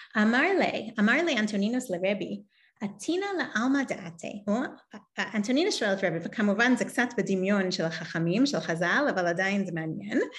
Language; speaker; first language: Hebrew; non-native, fluent; English